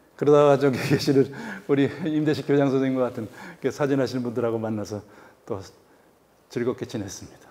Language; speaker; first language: Korean; native; Korean